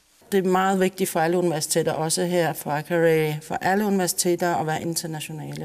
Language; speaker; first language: Danish; non-native, local second language; Kalaallisut